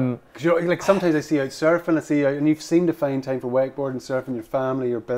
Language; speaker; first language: English; native; English